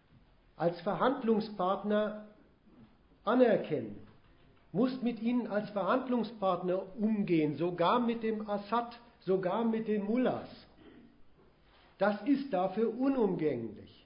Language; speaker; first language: German; native; German